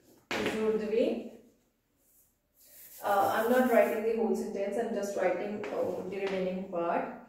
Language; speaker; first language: English; non-native, local second language; Punjabi